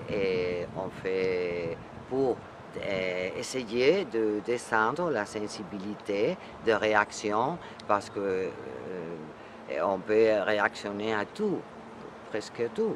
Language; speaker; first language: French; non-native, fluent; Spanish